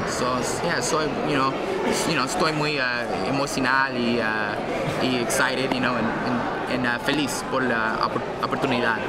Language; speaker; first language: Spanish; early bilingual, heritage; English